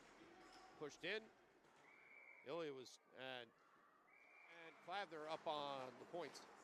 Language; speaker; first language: English; native; English